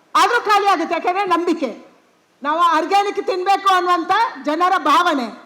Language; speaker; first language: Kannada; non-native, local second language; Tulu